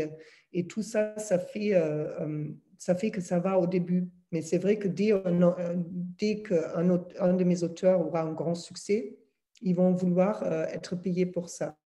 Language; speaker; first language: French; non-native, fluent; German